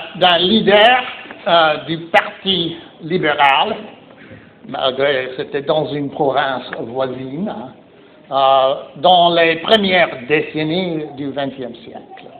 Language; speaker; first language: French; non-native, fluent; English